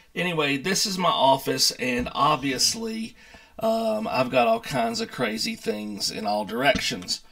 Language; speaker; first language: English; native; English